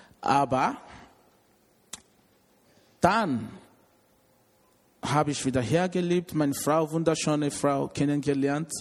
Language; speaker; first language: German; non-native, learner; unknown